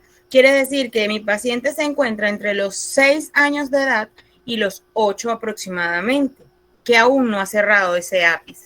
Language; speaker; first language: Spanish; native; Spanish